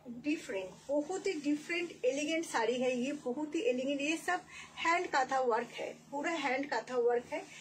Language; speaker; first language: Hindi; non-native, local second language; Bangla